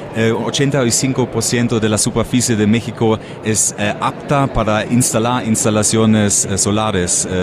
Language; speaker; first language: Spanish; non-native, fluent; German